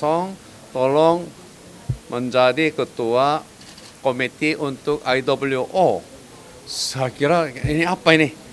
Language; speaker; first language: Indonesian; non-native, fluent; Korean